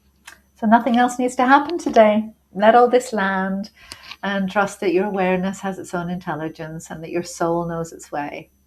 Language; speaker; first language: English; native; English